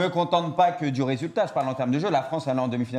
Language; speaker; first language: French; native; French